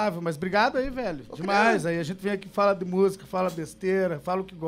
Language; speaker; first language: Portuguese; native; Portuguese